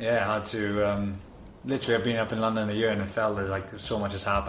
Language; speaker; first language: English; native; English